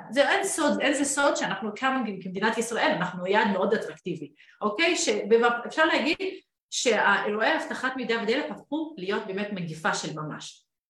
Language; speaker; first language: Hebrew; non-native, local second language; Arabic